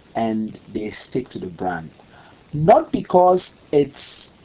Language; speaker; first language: English; non-native, local second language; Akan